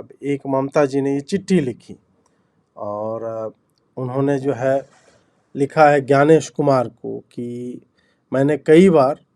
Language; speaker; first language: Hindi; native; Hindi